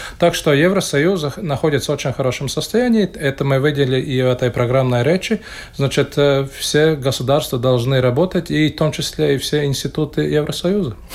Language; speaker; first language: Russian; non-native, local second language; Latvian